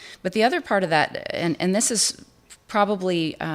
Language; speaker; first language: English; native; English